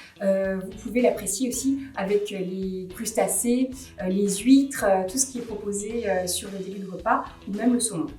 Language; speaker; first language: French; native; French